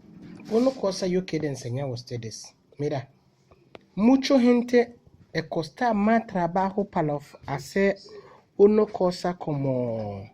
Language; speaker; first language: Spanish; non-native, learner; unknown